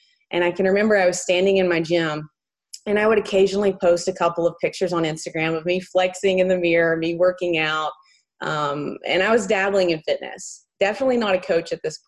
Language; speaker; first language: English; native; English